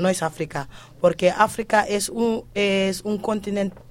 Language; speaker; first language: Spanish; non-native, fluent; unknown